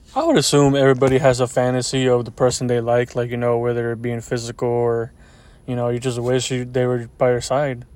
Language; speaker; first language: English; early bilingual, other home language; Spanish